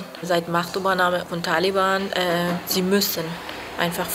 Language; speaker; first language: German; non-native, fluent; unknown